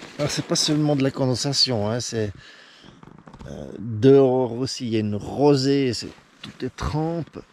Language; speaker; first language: French; native; French